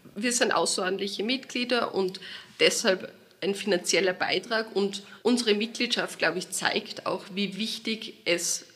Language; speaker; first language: German; native; German